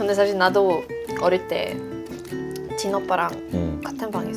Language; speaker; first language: Korean; non-native, fluent; Swedish